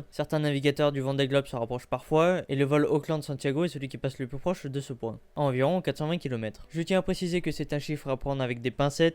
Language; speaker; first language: French; native; French